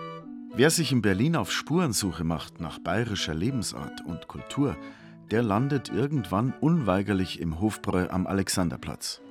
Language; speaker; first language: German; native; German